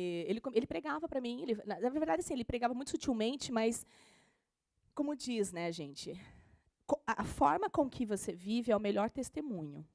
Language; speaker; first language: Portuguese; native; Portuguese